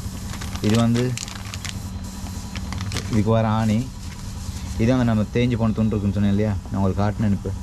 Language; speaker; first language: Tamil; native; Tamil